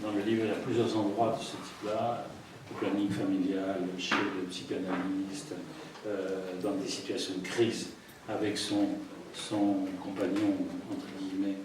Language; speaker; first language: French; native; French